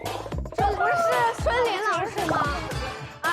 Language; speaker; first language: Chinese; native; Chinese